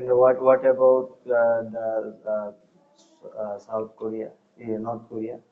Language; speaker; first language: English; non-native, learner; Bangla